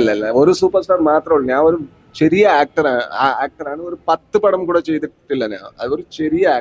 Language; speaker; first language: Malayalam; non-native, learner; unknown